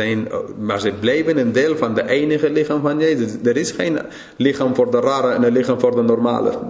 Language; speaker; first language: Dutch; non-native, fluent; English